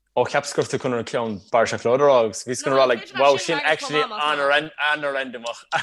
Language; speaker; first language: Irish; native; Irish